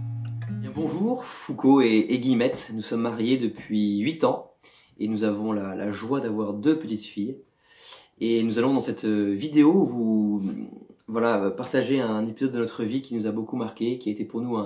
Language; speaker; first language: French; native; French